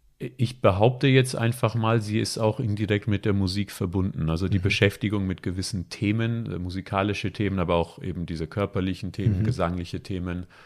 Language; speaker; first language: German; non-native, fluent; Italian